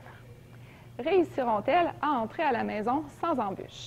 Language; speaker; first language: French; native; French